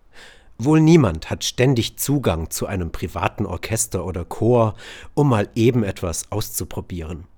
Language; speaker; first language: German; native; German